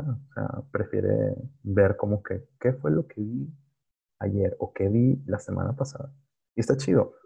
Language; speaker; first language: Spanish; native; Spanish